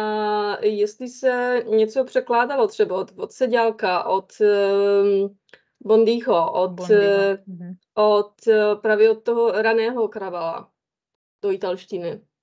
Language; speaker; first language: Czech; non-native, fluent; Polish